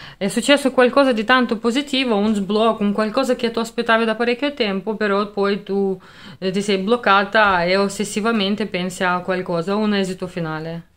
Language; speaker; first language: Italian; non-native, fluent; Russian